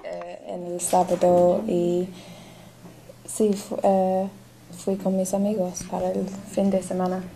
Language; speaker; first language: Spanish; non-native, learner; English